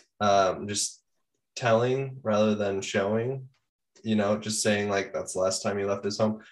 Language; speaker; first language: English; native; English